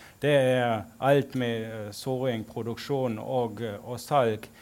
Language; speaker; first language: Norwegian; non-native, fluent; German